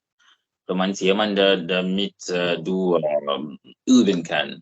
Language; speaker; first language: German; non-native, fluent; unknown